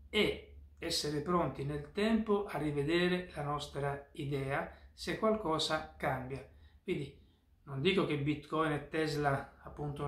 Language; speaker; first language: Italian; native; Italian